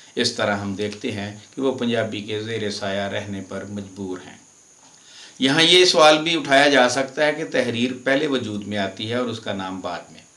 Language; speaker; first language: Urdu; non-native, local second language; Punjabi